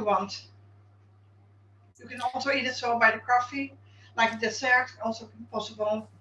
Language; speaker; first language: English; non-native, learner; Dutch